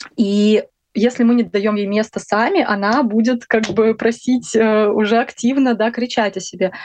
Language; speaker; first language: Russian; native; Russian